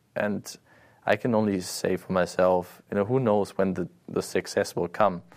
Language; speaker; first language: English; non-native, fluent; German